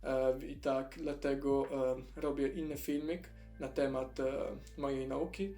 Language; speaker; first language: Polish; non-native, fluent; Italian